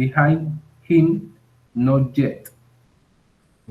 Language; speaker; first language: English; non-native, learner; Spanish